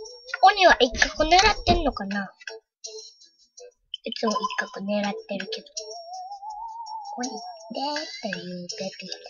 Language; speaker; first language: Japanese; native; Japanese